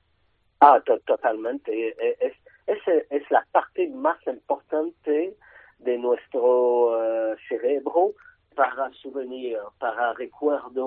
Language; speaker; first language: Spanish; non-native, learner; French